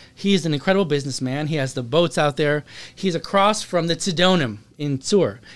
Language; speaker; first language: English; native; English